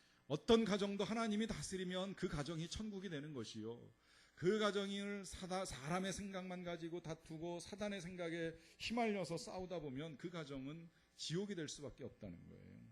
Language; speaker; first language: Korean; native; Korean